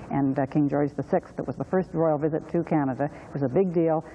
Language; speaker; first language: English; native; English